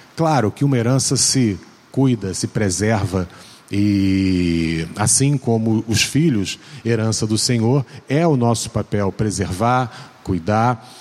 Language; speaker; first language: Portuguese; native; Portuguese